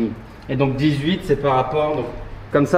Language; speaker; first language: French; native; French